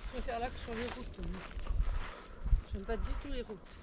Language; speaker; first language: French; native; French